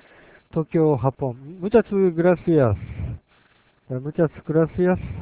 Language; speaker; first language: Spanish; non-native, learner; Japanese